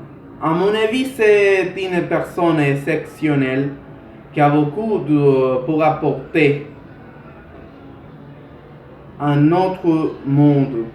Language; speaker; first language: French; non-native, learner; Spanish